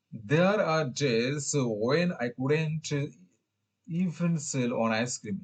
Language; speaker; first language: English; non-native, local second language; Bangla